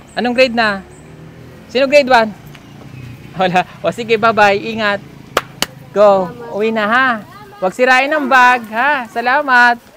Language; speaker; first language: Filipino; native; Filipino